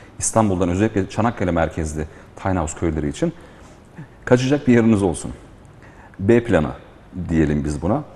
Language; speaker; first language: Turkish; early bilingual, heritage; Turkish